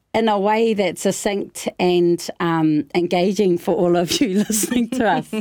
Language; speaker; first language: English; native; English